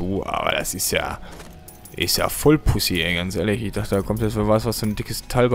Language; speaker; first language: German; native; German